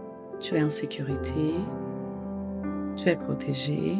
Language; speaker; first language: French; non-native, fluent; Portuguese